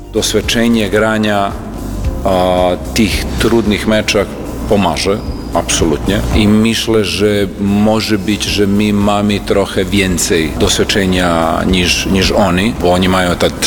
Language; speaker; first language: Polish; non-native, fluent; Serbian